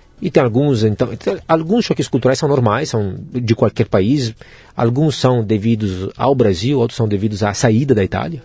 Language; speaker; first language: Portuguese; non-native, fluent; Italian